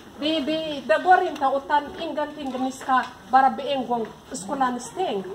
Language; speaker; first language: Swedish; non-native, learner; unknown